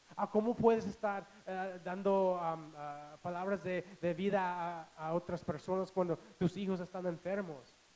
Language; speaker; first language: Spanish; non-native, fluent; English